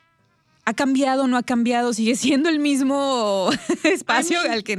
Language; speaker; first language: Spanish; native; Spanish